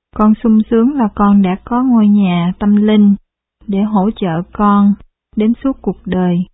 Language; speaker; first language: Vietnamese; early bilingual, heritage; Vietnamese